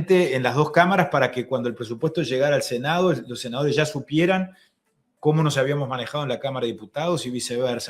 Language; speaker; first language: Spanish; native; Spanish